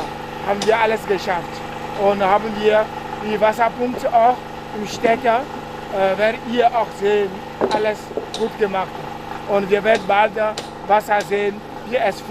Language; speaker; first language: German; non-native, learner; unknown